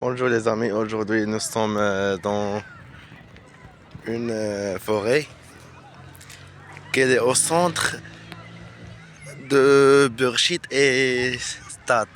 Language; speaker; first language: French; non-native, learner; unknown